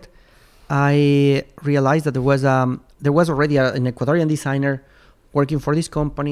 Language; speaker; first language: English; non-native, fluent; Spanish